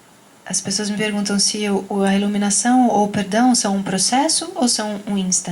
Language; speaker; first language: Portuguese; native; Portuguese